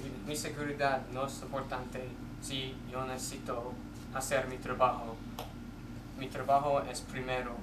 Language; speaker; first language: Spanish; non-native, learner; English